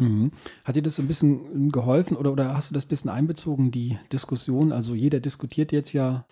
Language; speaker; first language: German; native; German